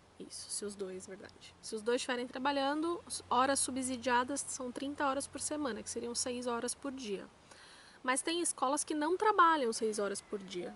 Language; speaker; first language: Portuguese; native; Portuguese